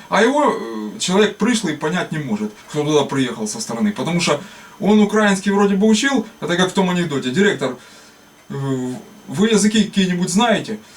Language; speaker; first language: Russian; native; Russian